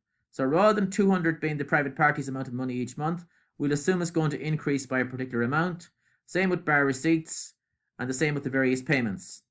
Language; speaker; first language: English; native; English